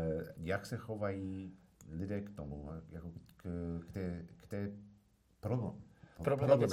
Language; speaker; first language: Czech; non-native, fluent; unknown